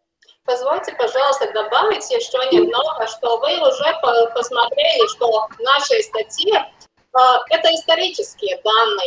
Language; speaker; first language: Russian; non-native, fluent; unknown